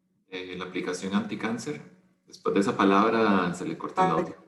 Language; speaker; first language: Spanish; native; Spanish